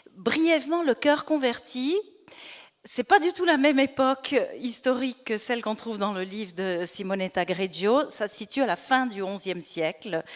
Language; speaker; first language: French; native; French